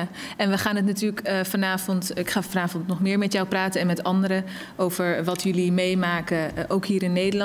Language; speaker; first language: Dutch; native; Dutch